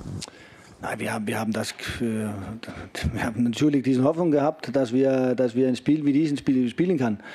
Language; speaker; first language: German; non-native, fluent; Danish